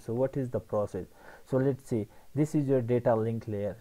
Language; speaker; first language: English; non-native, fluent; Persian